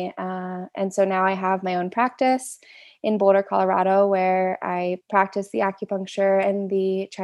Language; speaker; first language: English; native; English